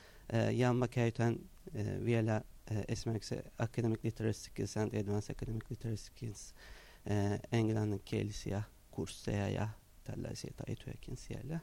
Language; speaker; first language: Finnish; non-native, learner; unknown